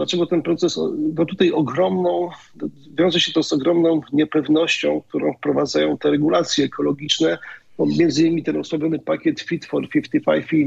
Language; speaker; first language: Polish; native; Polish